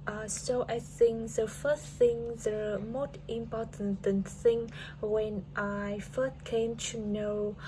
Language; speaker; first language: English; non-native, learner; Vietnamese